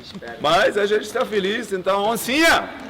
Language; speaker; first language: Portuguese; non-native, learner; German